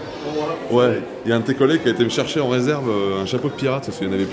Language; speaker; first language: French; native; French